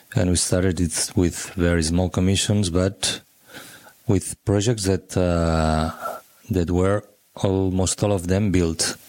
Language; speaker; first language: English; non-native, fluent; Catalan